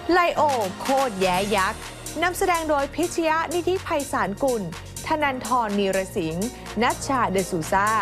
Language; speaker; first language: Thai; native; Thai